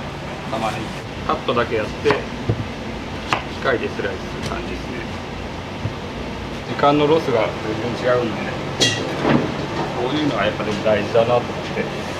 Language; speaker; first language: Japanese; native; Japanese